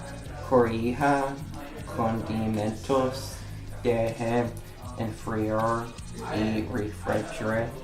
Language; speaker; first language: Spanish; non-native, learner; English